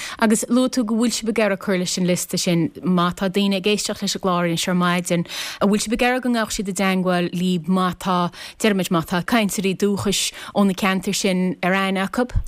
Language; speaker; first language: Irish; native; Irish